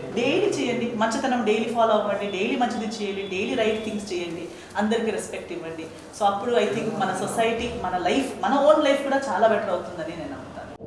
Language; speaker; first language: Telugu; non-native, fluent; Konkani